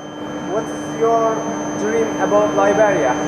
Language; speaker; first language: English; non-native, learner; Turkish